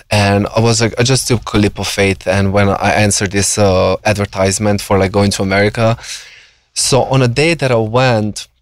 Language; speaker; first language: English; non-native, fluent; Slovenian